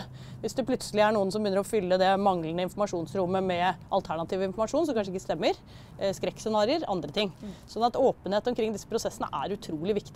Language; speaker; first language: Norwegian; native; Norwegian